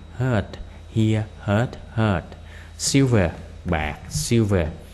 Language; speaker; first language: English; non-native, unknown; Vietnamese